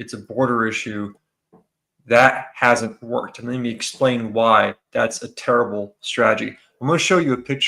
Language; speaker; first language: English; native; English